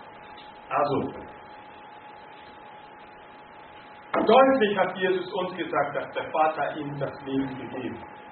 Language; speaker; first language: German; non-native, fluent; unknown